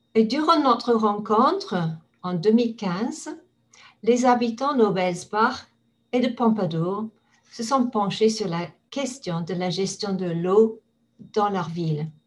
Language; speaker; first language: French; non-native, fluent; English